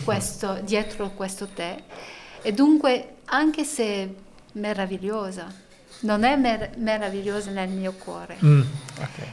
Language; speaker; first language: Italian; non-native, learner; French